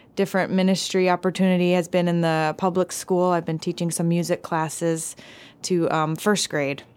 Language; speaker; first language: English; native; English